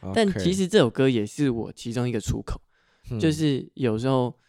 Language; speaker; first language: Chinese; non-native, local second language; Hakka Chinese